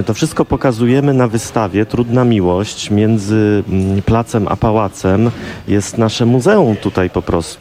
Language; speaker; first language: Polish; native; Polish